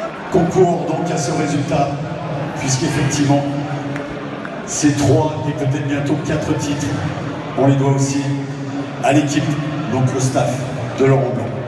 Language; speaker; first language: French; native; French